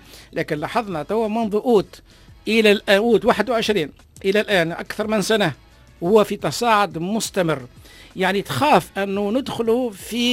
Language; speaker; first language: Arabic; native; Arabic